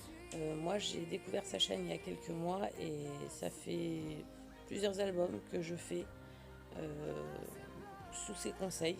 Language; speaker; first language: French; native; French